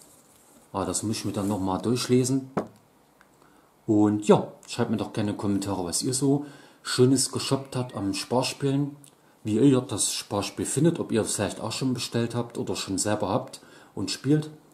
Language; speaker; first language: German; native; German